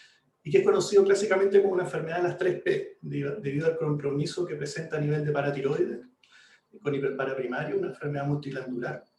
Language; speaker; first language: Spanish; native; Spanish